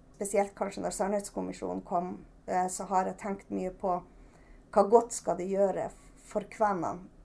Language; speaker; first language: Norwegian; native; Norwegian